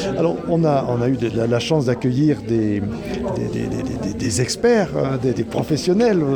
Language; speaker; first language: French; native; French